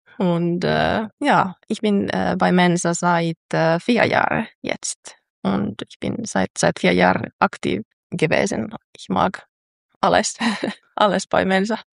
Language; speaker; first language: German; non-native, learner; Finnish